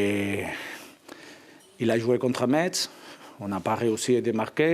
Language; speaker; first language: French; non-native, fluent; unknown